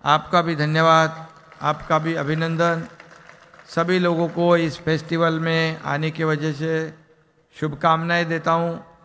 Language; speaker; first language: Hindi; non-native, local second language; Marathi